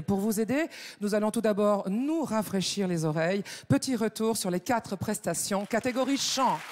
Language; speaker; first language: French; native; French